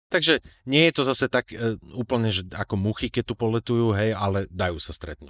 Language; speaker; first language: Slovak; native; Slovak